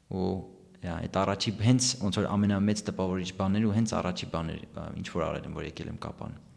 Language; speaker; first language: Armenian; early bilingual, heritage; Armenian